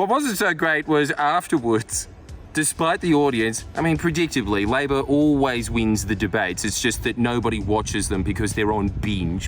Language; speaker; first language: English; native; English